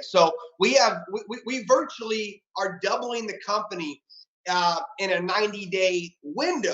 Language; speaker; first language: English; native; English